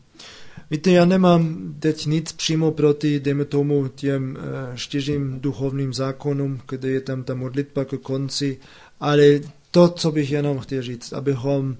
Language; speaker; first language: Czech; non-native, fluent; German